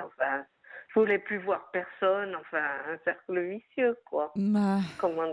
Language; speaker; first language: French; native; French